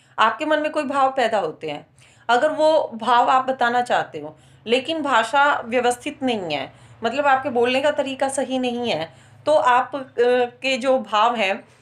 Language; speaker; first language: Hindi; native; Hindi